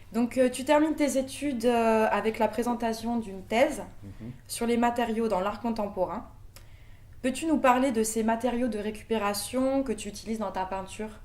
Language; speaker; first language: French; native; French